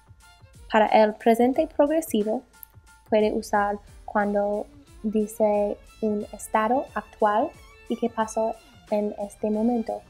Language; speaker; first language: Spanish; non-native, learner; English